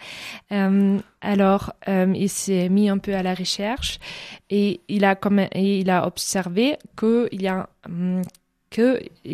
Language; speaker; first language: French; non-native, fluent; German